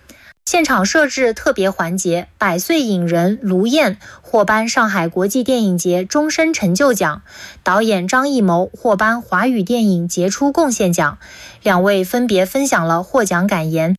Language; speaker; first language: Chinese; native; Chinese